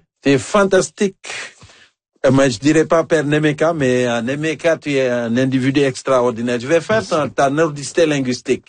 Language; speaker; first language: French; non-native, local second language; Wolof